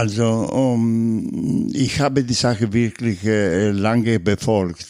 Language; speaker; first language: German; non-native, fluent; Italian